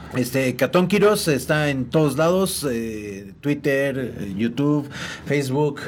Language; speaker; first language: Spanish; native; Spanish